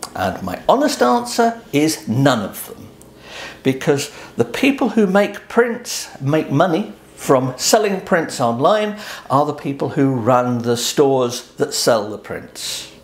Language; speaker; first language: English; native; English